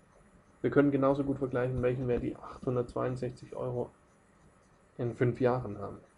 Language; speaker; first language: German; native; German